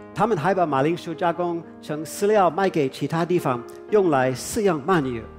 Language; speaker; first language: Chinese; non-native, fluent; English